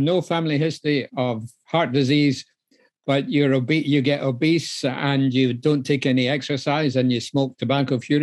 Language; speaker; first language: English; native; English